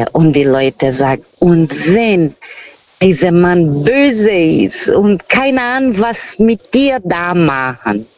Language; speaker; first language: German; non-native, fluent; Portuguese